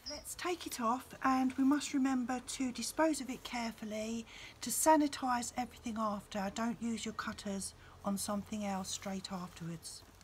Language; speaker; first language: English; native; English